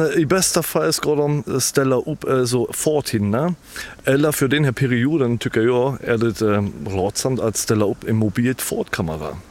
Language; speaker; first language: Swedish; non-native, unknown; German